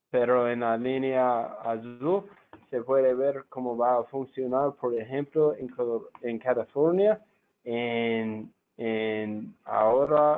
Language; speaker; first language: Spanish; non-native, fluent; English